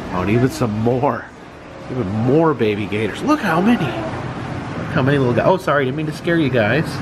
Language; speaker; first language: English; native; English